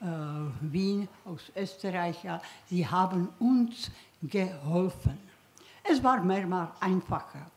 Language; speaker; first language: German; non-native, learner; Czech